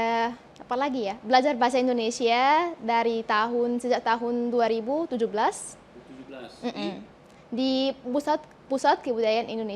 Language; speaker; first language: Indonesian; non-native, fluent; Arabic